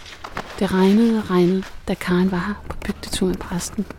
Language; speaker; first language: Danish; native; Danish